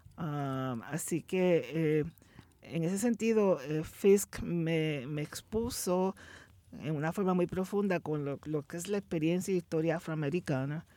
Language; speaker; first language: Spanish; native; Spanish